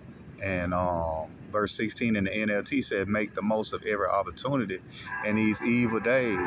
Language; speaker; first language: English; native; English